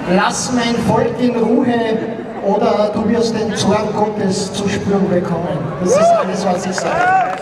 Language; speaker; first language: German; native; German